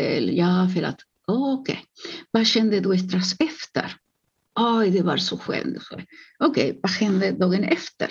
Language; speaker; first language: Swedish; non-native, fluent; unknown